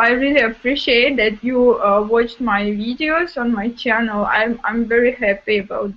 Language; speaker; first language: English; non-native, fluent; Russian